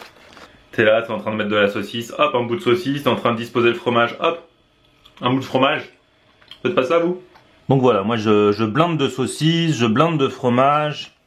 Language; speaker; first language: French; native; French